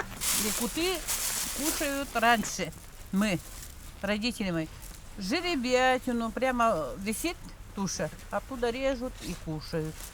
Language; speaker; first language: Russian; non-native, local second language; Yakut